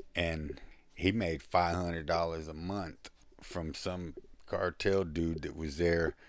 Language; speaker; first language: English; early bilingual, other home language; Spanish